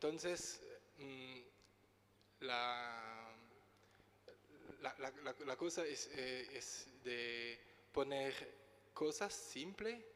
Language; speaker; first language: Spanish; non-native, learner; French